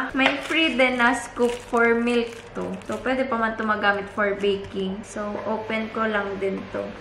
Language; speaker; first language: Filipino; non-native, local second language; Hiligaynon